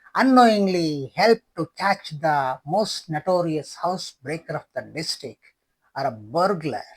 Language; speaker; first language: English; non-native, local second language; Kannada